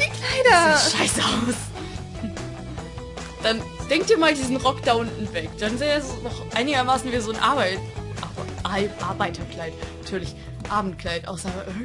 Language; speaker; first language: German; native; German